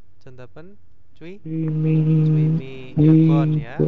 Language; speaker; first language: Korean; non-native, fluent; Indonesian